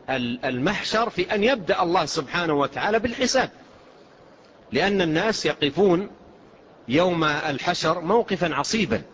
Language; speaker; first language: Arabic; native; Arabic